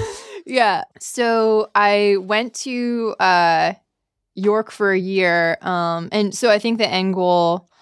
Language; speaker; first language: English; native; English